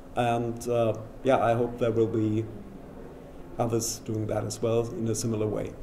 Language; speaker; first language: English; non-native, fluent; German